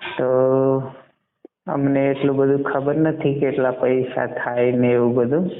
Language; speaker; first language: Gujarati; non-native, local second language; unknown